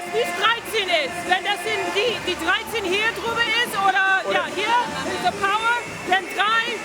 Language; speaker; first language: German; non-native, learner; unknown